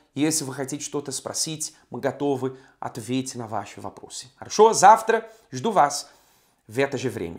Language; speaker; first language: Russian; non-native, fluent; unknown